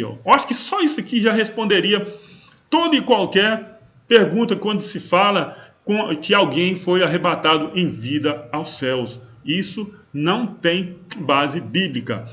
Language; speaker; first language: Portuguese; native; Portuguese